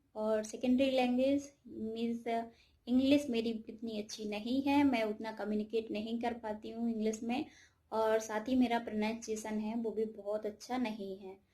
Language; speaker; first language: Hindi; native; Hindi